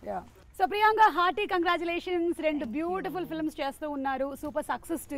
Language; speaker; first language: Telugu; native; Telugu